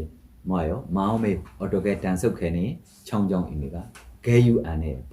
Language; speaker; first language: Korean; non-native, fluent; Burmese